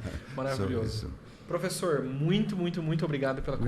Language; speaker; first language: Portuguese; native; Portuguese